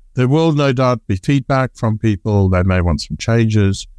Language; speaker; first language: English; native; English